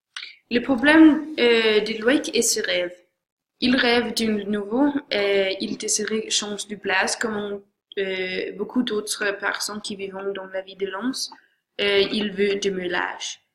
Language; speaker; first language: French; non-native, learner; Swedish